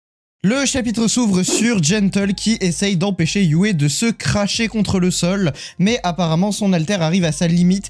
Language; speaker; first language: French; native; French